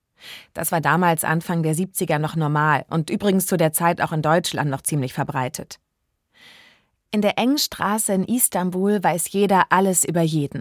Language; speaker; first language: German; native; German